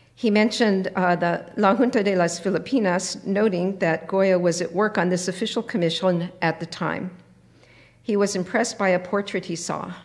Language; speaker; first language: English; native; English